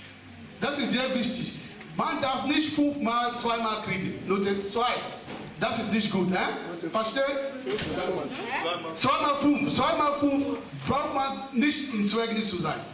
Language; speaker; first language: German; non-native, fluent; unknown